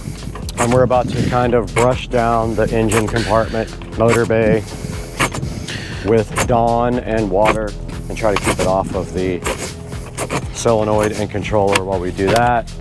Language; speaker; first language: English; native; English